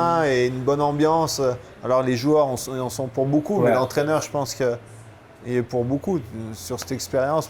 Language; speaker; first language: French; native; French